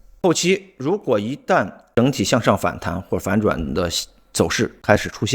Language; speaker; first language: Chinese; native; Chinese